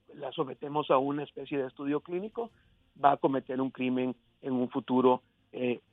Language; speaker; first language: Spanish; early bilingual, heritage; Spanish